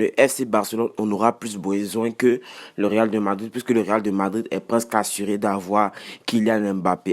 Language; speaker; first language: French; native; French